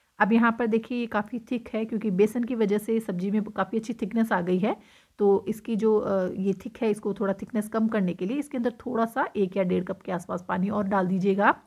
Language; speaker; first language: Hindi; native; Hindi